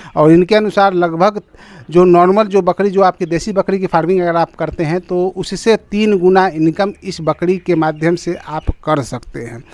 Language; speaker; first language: Hindi; native; Hindi